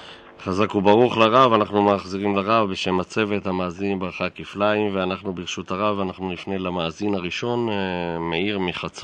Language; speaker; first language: Hebrew; native; Hebrew